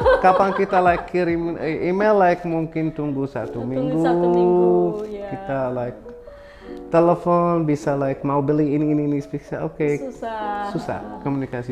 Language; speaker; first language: Indonesian; non-native, learner; Arabic